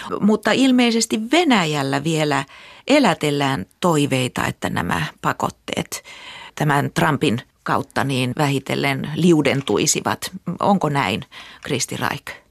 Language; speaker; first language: Finnish; native; Finnish